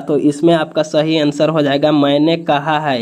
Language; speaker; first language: Hindi; native; Hindi